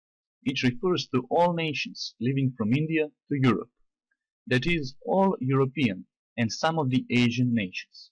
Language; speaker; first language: English; non-native, fluent; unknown